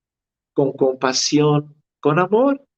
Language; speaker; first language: Spanish; non-native, fluent; Portuguese